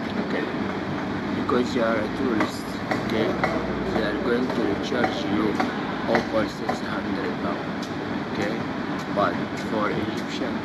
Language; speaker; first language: English; non-native, learner; Arabic